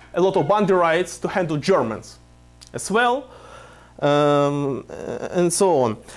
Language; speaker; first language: English; non-native, fluent; Ukrainian